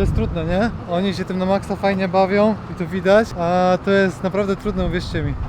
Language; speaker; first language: Polish; native; Polish